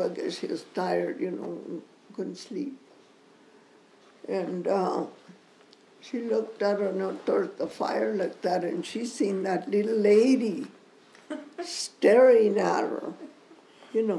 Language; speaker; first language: English; early bilingual, other home language; Spanish